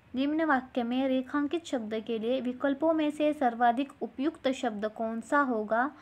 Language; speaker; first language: Hindi; non-native, local second language; Marathi